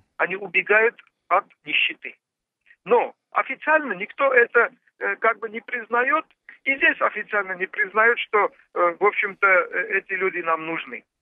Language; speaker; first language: Russian; non-native, local second language; Armenian